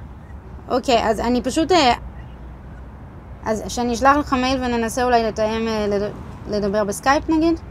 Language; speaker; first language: Hebrew; native; Hebrew